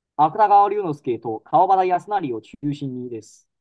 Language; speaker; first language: Japanese; non-native, fluent; Chinese